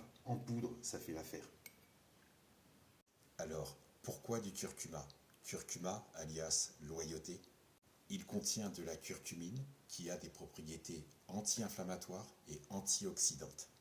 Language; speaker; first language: French; native; French